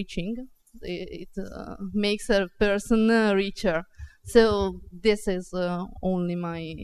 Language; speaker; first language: English; non-native, fluent; Italian